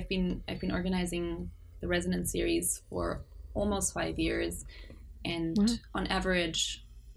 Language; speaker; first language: English; non-native, local second language; Afrikaans